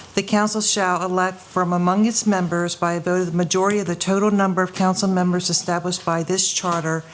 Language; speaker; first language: English; native; English